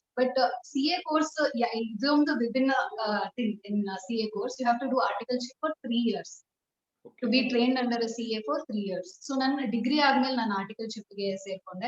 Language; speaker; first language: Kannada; non-native, local second language; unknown